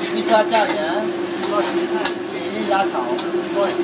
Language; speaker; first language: Chinese; non-native, learner; Thai